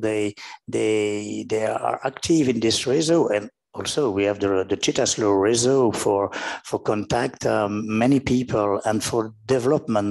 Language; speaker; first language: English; non-native, learner; French